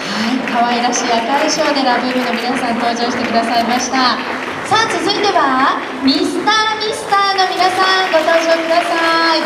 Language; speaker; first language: Japanese; native; Japanese